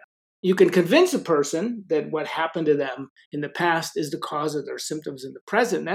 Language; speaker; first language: English; native; English